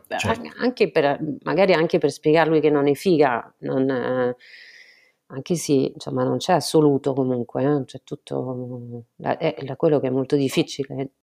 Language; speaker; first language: Italian; non-native, fluent; French